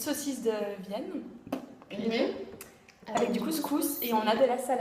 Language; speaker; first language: French; native; French